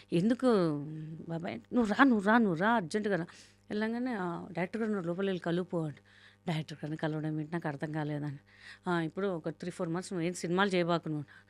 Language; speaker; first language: Telugu; non-native, local second language; Hindi